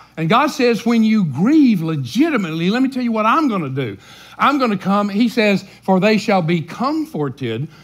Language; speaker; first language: English; native; English